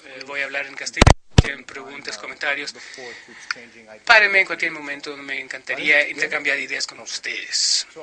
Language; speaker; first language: Spanish; non-native, fluent; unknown